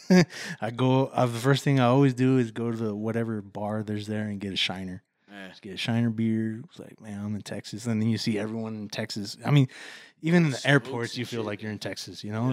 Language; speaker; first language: English; early bilingual, other home language; Spanish